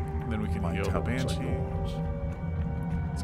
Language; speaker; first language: English; native; English